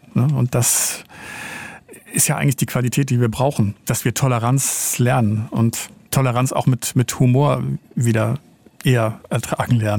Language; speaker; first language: German; native; German